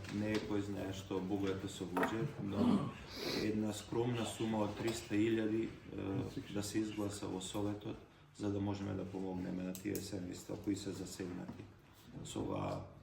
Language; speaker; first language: Macedonian; non-native, local second language; Romany